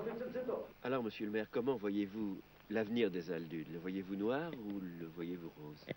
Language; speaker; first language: French; native; French